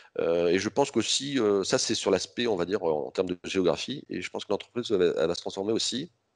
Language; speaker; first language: French; native; French